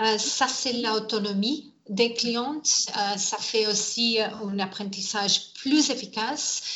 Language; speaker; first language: French; non-native, learner; English